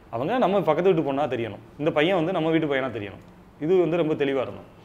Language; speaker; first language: Tamil; native; Tamil